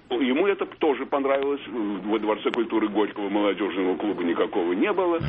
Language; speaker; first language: Russian; native; Russian